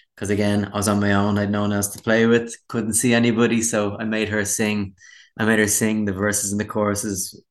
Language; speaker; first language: English; native; English